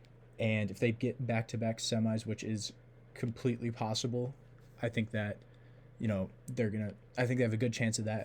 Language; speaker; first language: English; native; English